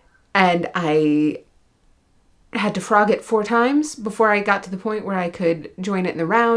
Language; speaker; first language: English; native; English